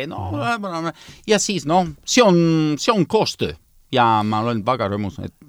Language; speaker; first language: Estonian; non-native, learner; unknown